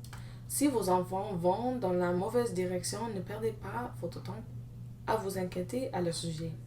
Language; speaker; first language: French; non-native, learner; English